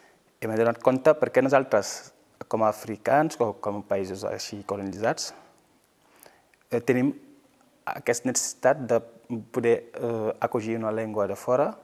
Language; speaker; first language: Catalan; non-native, fluent; Fula